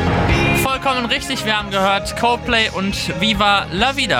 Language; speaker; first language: German; native; German